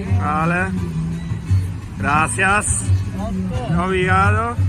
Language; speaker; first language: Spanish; non-native, learner; Polish